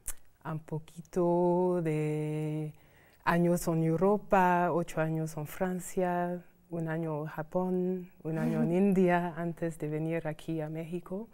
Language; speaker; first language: Spanish; non-native, fluent; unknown